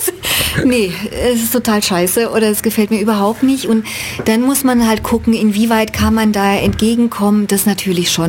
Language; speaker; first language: German; native; German